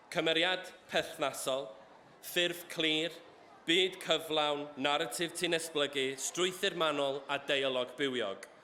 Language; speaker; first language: Welsh; native; Welsh